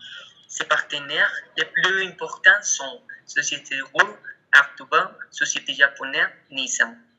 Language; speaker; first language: French; non-native, learner; Spanish